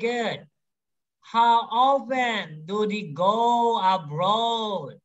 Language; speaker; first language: English; non-native, fluent; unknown